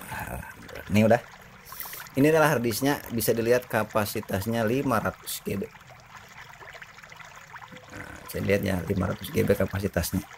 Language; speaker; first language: Indonesian; native; Indonesian